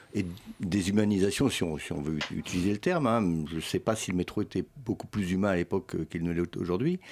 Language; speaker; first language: French; early bilingual, other home language; Swedish